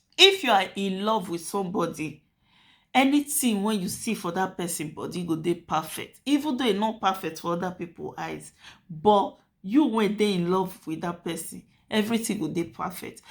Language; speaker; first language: Nigerian Pidgin; native; Nigerian Pidgin